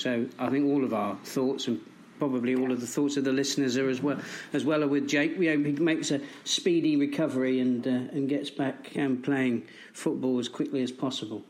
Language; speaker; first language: English; native; English